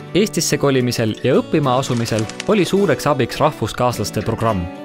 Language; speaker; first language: Estonian; early bilingual, heritage; German